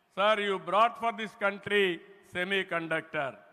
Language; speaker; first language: English; non-native, local second language; Telugu